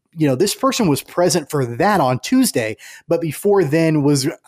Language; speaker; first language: English; native; English